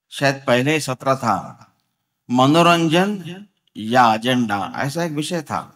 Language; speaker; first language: Hindi; non-native, local second language; Marathi